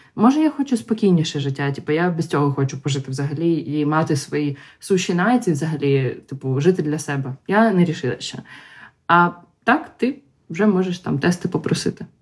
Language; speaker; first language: Ukrainian; non-native, local second language; Russian